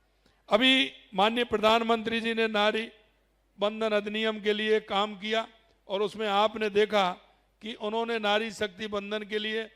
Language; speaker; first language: Hindi; native; Hindi